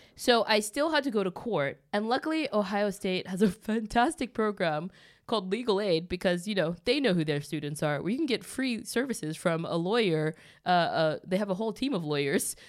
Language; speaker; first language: English; native; English